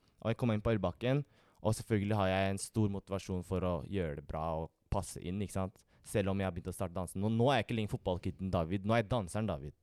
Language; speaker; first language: Norwegian; early bilingual, other home language; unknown